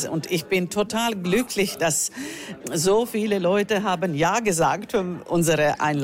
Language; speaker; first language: German; non-native, fluent; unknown